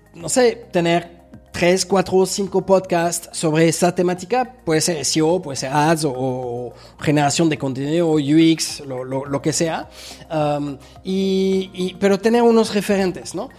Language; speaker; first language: Spanish; non-native, fluent; French